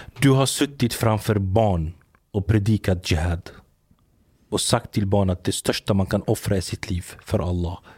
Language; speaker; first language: Swedish; early bilingual, other home language; Arabic